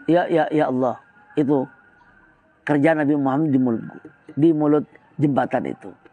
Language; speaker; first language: Indonesian; non-native, local second language; Madurese